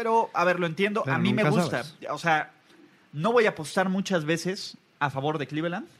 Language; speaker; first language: Spanish; native; Spanish